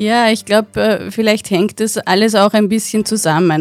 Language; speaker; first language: German; native; German